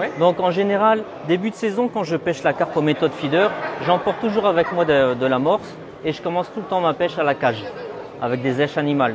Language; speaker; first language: French; native; French